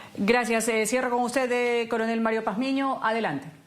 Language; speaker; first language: Spanish; native; Spanish